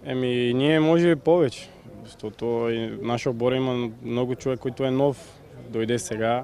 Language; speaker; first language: Bulgarian; non-native, learner; Portuguese